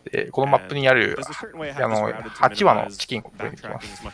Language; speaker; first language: Japanese; native; Japanese